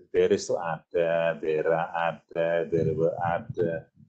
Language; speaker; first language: English; non-native, fluent; Indonesian